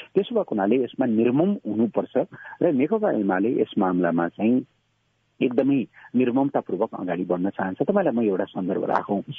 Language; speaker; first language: Nepali; native; Nepali